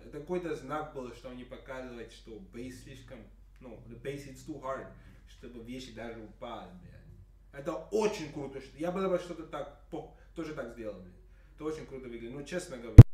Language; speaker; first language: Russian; non-native, learner; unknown